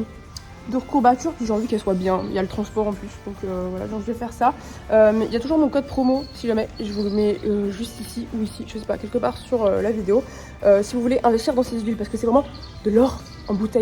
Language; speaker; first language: French; native; French